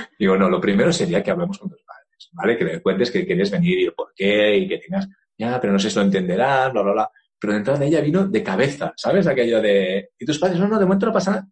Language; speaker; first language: Spanish; native; Spanish